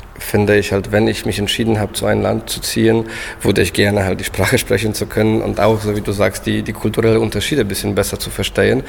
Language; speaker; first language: German; non-native, fluent; Polish